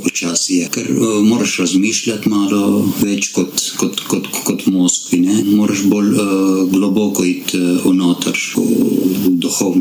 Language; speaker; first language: Slovenian; non-native, learner; Armenian